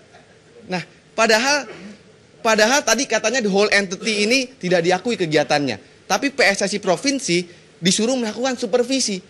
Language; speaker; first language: Indonesian; native; Indonesian